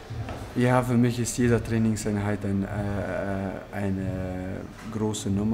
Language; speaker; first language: German; non-native, fluent; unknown